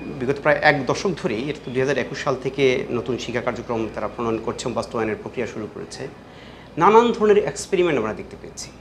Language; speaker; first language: Bangla; native; Bangla